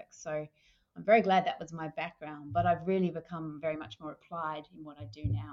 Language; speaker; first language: English; native; English